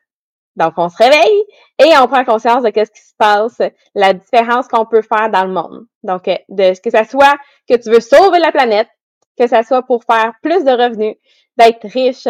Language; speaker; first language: French; native; French